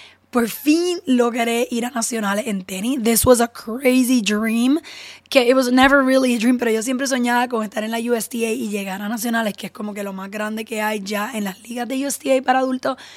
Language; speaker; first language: Spanish; early bilingual, heritage; Spanish